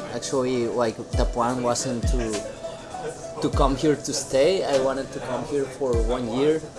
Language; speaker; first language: English; non-native, fluent; Spanish